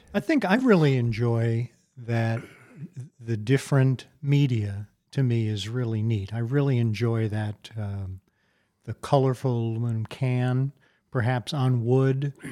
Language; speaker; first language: English; native; English